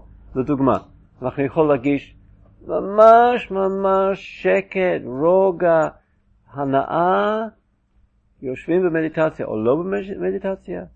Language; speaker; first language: Hebrew; non-native, fluent; English